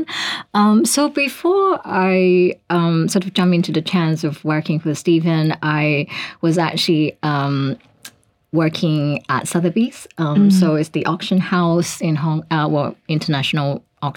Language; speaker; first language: English; non-native, local second language; Cantonese